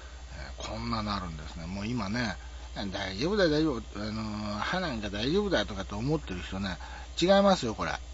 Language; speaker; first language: Japanese; native; Japanese